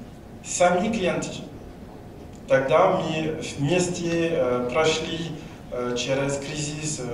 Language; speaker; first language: Russian; non-native, learner; French